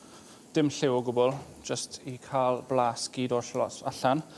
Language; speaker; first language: Welsh; native; Welsh